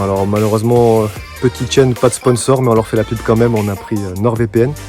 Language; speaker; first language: French; native; French